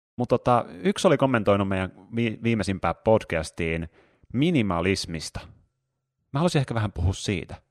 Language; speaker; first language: Finnish; native; Finnish